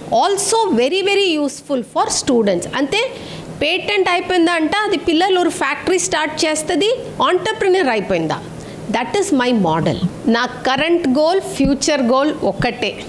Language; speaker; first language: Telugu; non-native, learner; Tamil